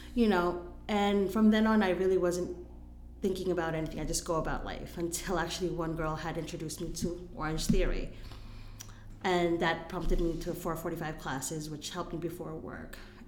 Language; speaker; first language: English; non-native, local second language; Filipino